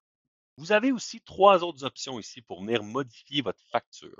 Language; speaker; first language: French; native; French